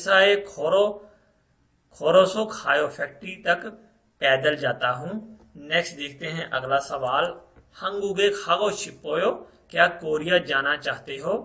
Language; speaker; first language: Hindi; non-native, local second language; Punjabi